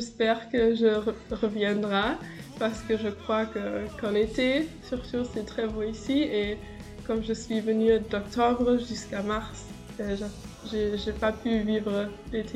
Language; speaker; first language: French; non-native, fluent; German